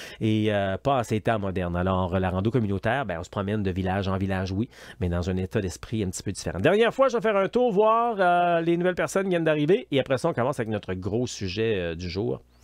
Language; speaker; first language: French; native; French